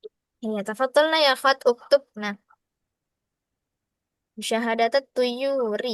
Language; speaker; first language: Arabic; non-native, fluent; Indonesian